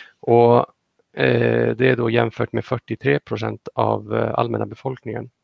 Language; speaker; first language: Swedish; non-native, fluent; Icelandic